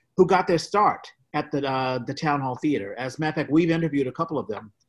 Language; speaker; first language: English; native; English